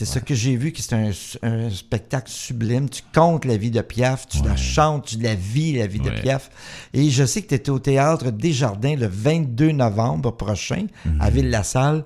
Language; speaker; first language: French; native; French